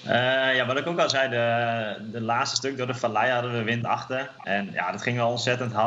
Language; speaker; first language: Dutch; native; Dutch